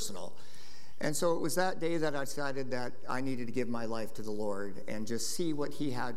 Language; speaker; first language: English; native; English